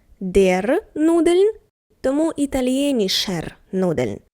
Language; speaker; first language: German; non-native, fluent; Ukrainian